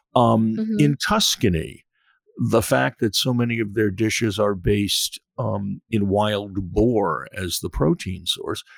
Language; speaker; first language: English; native; English